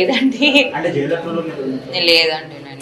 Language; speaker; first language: Telugu; non-native, fluent; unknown